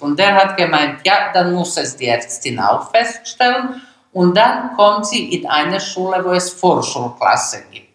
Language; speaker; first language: German; non-native, fluent; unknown